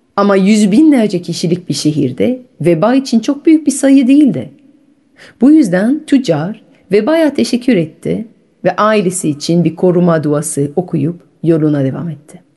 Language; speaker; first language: Turkish; non-native, fluent; French